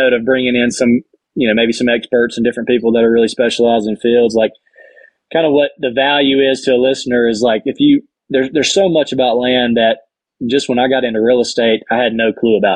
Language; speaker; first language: English; native; English